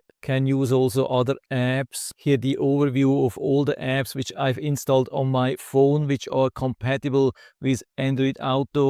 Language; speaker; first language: English; non-native, fluent; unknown